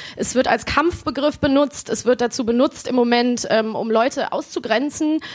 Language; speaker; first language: German; native; German